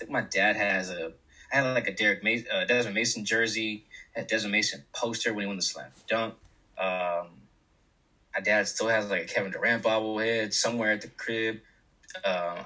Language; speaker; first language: English; native; English